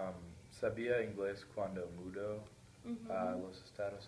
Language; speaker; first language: Spanish; non-native, learner; English